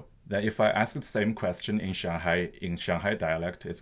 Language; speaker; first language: English; non-native, fluent; Chinese